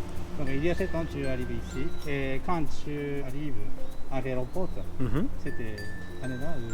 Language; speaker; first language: French; non-native, learner; Japanese